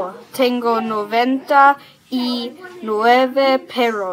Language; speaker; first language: Spanish; non-native, learner; English